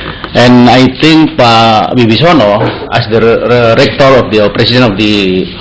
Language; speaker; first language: English; non-native, learner; Indonesian